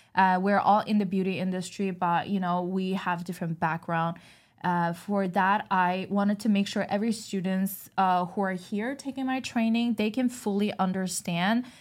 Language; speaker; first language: English; non-native, fluent; Chinese